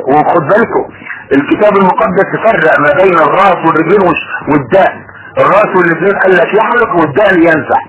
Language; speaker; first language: Arabic; native; Arabic